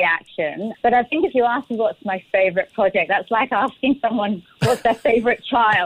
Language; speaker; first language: English; native; English